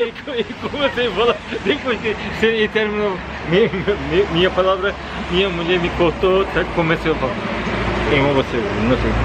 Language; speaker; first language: Portuguese; non-native, learner; Turkish